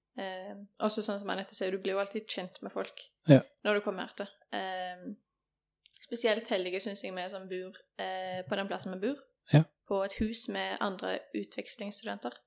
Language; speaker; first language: Norwegian; native; Norwegian